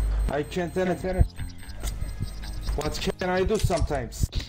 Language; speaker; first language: English; non-native, learner; Turkish